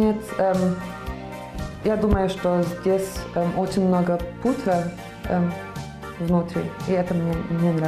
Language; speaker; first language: Russian; non-native, learner; Serbian